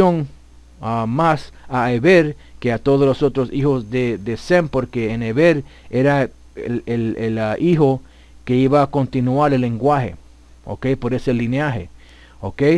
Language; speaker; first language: Spanish; early bilingual, heritage; Spanish